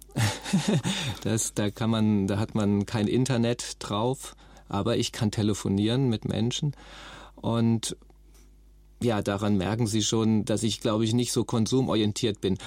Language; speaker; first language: German; native; German